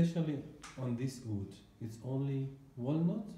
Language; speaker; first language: English; non-native, learner; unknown